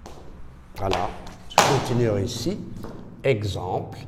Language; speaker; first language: French; non-native, local second language; Arabic